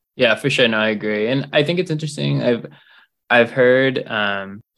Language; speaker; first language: English; native; English